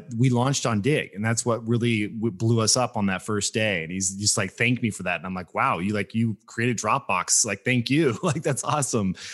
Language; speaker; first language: English; native; English